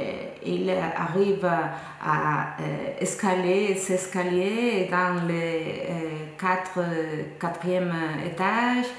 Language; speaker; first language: French; non-native, fluent; Spanish